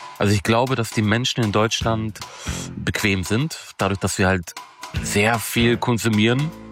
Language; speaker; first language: German; native; German